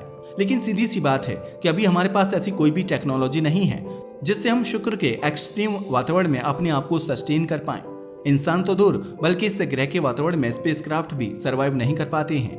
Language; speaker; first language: Hindi; native; Hindi